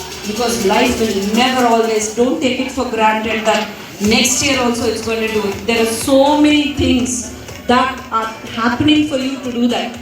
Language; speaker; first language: English; non-native, local second language; Telugu